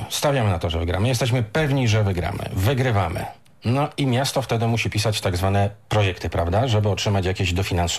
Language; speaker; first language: Polish; native; Polish